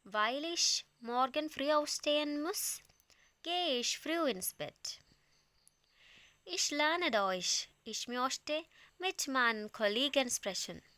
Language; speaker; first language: German; non-native, fluent; Malayalam